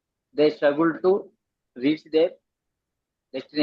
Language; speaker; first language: English; non-native, learner; Telugu